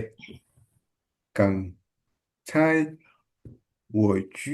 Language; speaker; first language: Chinese; non-native, learner; Indonesian